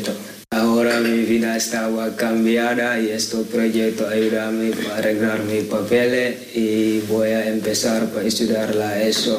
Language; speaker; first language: Spanish; non-native, learner; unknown